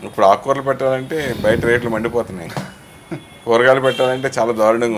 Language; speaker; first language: Telugu; native; Telugu